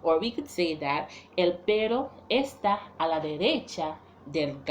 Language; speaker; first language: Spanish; non-native, fluent; English